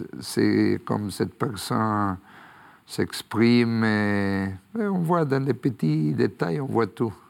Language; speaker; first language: French; non-native, fluent; Spanish